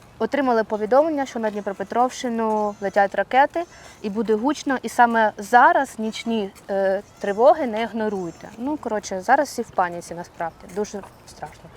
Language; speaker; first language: Ukrainian; non-native, local second language; Russian